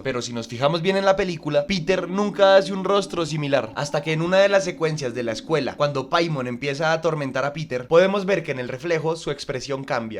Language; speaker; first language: Spanish; native; Spanish